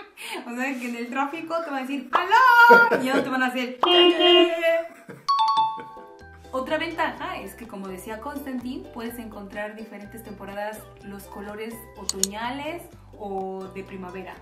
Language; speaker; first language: Spanish; native; Spanish